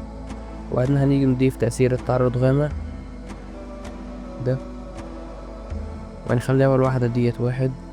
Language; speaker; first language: Arabic; native; Arabic